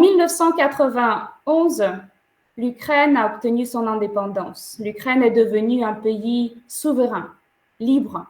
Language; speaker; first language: French; non-native, fluent; Ukrainian